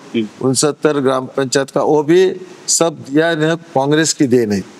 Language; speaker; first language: Hindi; non-native, local second language; Marathi